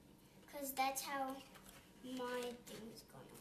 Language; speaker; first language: English; native; English